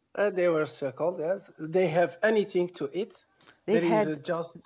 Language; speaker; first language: English; non-native, fluent; Arabic